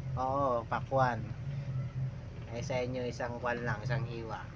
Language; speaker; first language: Filipino; non-native, local second language; Waray